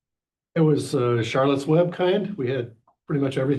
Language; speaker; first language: English; native; English